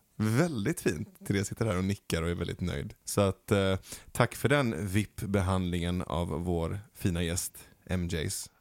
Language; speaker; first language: Swedish; early bilingual, other home language; Persian